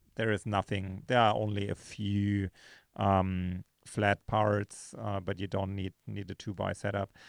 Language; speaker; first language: English; non-native, fluent; German